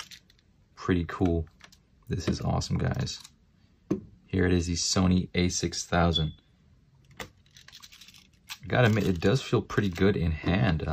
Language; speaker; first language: English; native; English